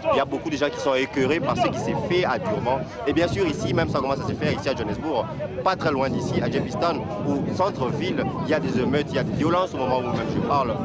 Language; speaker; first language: French; non-native, local second language; Lingala